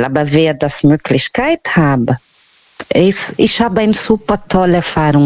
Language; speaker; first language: German; non-native, fluent; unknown